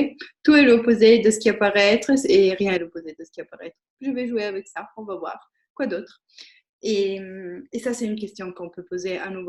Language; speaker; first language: French; non-native, fluent; Italian